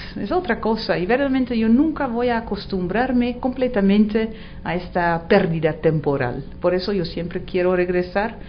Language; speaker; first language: Spanish; non-native, fluent; Dutch